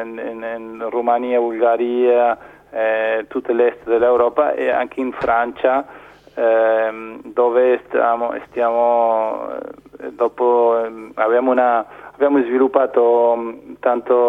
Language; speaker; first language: Italian; non-native, fluent; Spanish